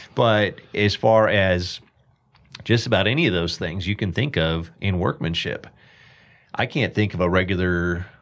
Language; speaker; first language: English; native; English